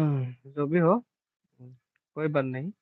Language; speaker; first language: Hindi; non-native, local second language; Bodo